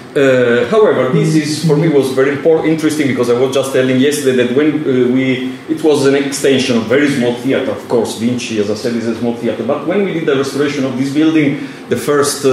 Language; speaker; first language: English; non-native, fluent; Italian